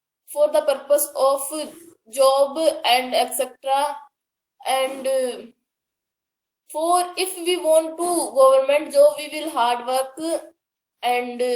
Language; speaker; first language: English; non-native, learner; Hindi